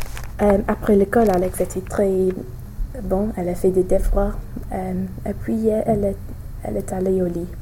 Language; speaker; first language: French; non-native, learner; English